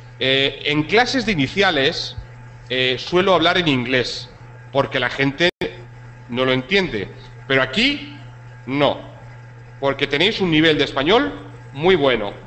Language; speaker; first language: Spanish; native; Spanish